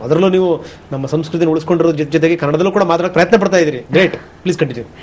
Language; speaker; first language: Kannada; native; Kannada